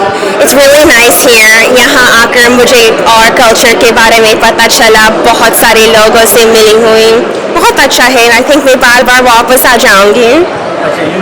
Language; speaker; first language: Hindi; early bilingual, heritage; Hindi